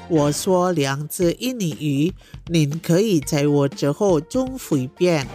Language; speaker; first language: Chinese; non-native, fluent; Indonesian